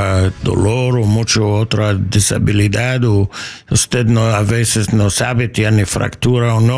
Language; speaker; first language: Spanish; non-native, learner; English